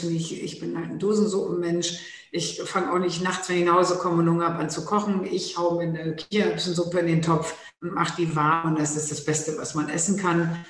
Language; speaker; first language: German; non-native, local second language; Low German